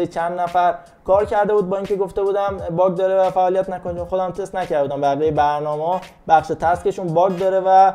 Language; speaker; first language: Persian; native; Persian